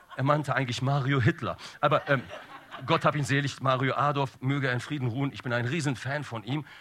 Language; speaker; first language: German; early bilingual, other home language; Turkish